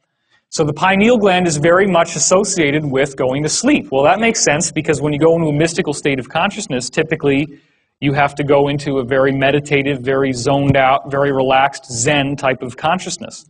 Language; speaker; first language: English; native; English